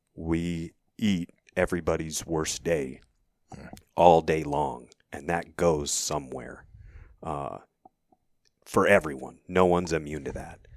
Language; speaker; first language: English; native; English